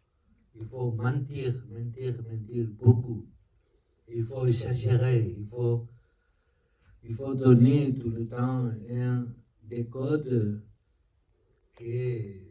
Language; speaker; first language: French; non-native, learner; Spanish